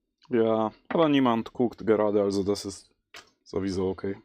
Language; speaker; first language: German; non-native, fluent; Polish